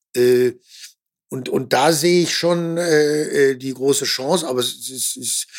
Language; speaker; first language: German; native; German